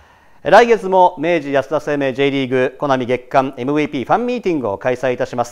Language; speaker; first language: Japanese; native; Japanese